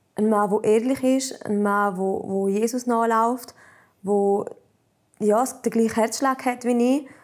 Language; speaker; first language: German; native; German